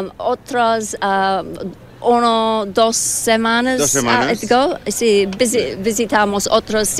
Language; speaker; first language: Spanish; non-native, learner; English